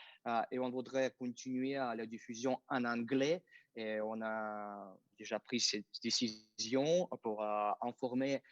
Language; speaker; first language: French; non-native, fluent; Russian